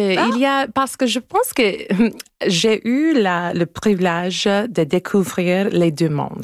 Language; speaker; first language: French; non-native, local second language; English